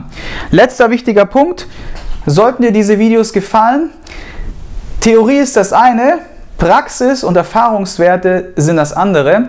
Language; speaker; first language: German; native; German